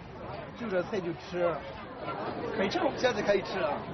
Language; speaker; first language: Chinese; native; Chinese